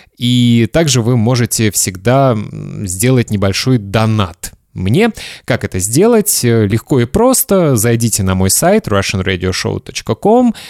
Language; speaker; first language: Russian; native; Russian